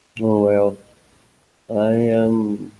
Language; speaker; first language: English; non-native, learner; Portuguese